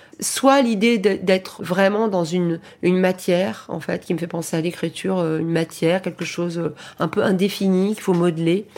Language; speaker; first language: French; early bilingual, heritage; French